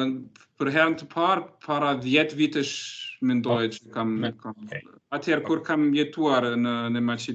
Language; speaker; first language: Albanian; non-native, learner; German